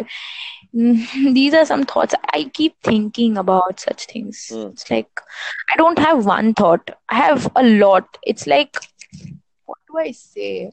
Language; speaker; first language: English; non-native, local second language; Hindi